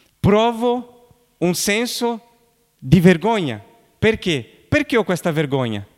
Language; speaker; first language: Italian; non-native, fluent; Portuguese